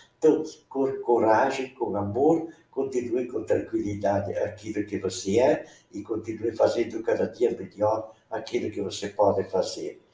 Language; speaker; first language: Portuguese; non-native, local second language; Venetian